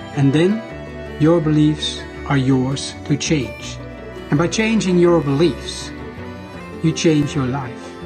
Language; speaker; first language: English; non-native, fluent; Dutch